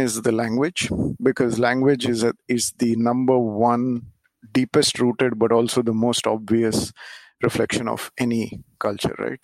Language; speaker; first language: English; non-native, local second language; Marathi